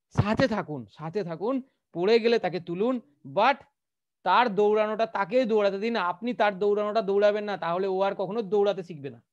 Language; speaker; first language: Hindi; non-native, local second language; Bangla